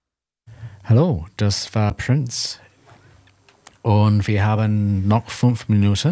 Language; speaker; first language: German; non-native, learner; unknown